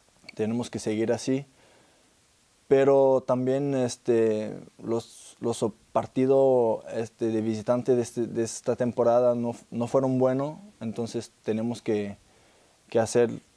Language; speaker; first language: Spanish; non-native, fluent; French